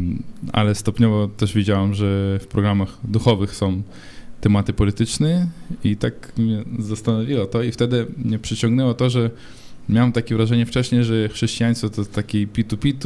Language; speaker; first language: Polish; non-native, fluent; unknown